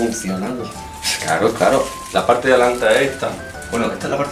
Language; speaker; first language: Spanish; native; Spanish